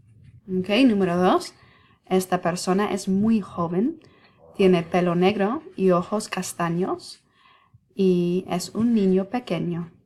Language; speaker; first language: Spanish; non-native, fluent; English